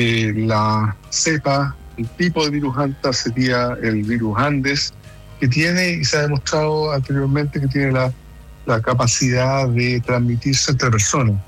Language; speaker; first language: Spanish; native; Spanish